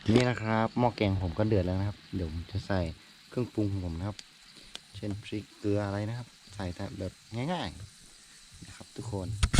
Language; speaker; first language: Thai; non-native, local second language; Karen languages